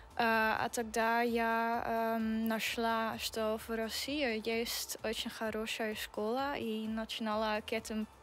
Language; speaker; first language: Russian; non-native, learner; Dutch